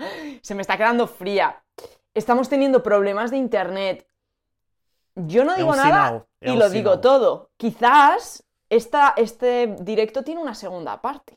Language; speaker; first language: Spanish; native; Spanish